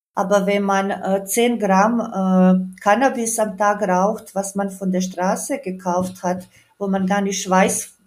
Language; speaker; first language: German; non-native, fluent; Croatian